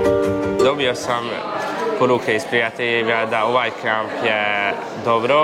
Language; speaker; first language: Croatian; non-native, local second language; Hungarian